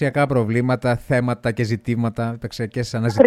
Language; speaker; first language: Greek; native; Greek